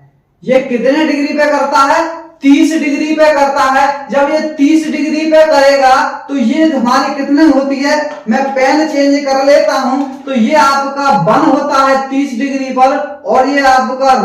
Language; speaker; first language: Hindi; native; Hindi